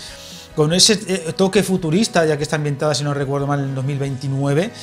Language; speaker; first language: Spanish; native; Spanish